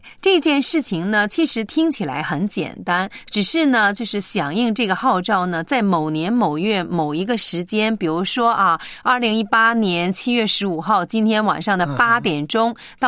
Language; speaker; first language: Chinese; native; Chinese